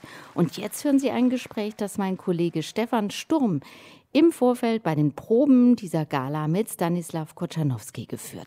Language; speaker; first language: German; native; German